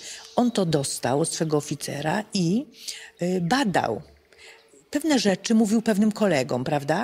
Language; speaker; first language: Polish; native; Polish